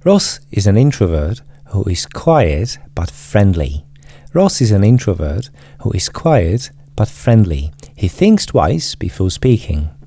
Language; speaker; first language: English; non-native, fluent; Slovak